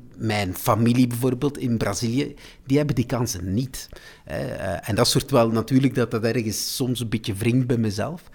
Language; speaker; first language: Dutch; native; Dutch